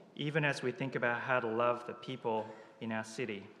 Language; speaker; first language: English; early bilingual, other home language; Japanese